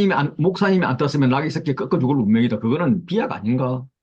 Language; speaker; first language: Korean; native; Korean